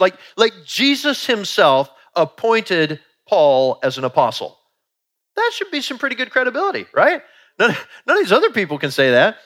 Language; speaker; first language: English; native; English